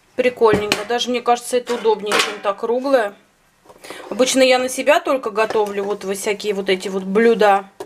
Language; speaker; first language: Russian; native; Russian